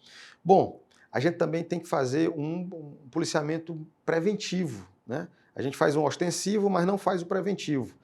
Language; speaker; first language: Portuguese; native; Portuguese